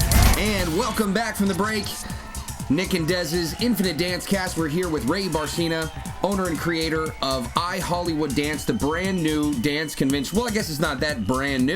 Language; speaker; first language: English; native; English